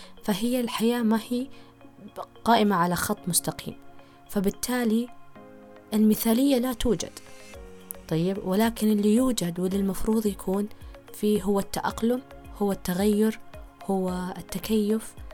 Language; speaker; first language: Arabic; native; Arabic